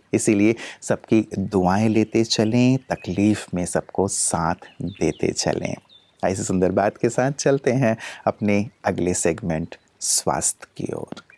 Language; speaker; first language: Hindi; native; Hindi